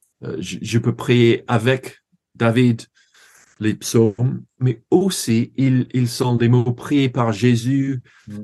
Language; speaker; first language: French; non-native, learner; English